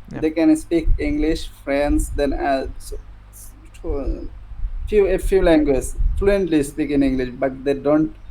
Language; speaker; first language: English; non-native, learner; Bangla